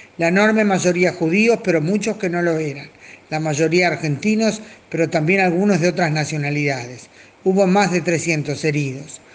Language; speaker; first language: Spanish; native; Spanish